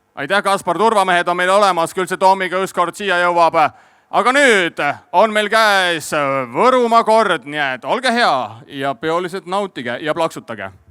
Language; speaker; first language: Estonian; native; Estonian